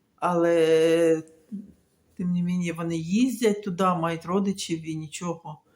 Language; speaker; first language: Ukrainian; native; Ukrainian